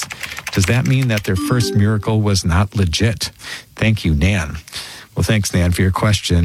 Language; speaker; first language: English; native; English